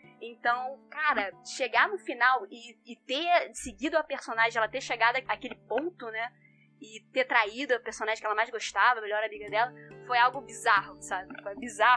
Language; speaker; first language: Portuguese; native; Portuguese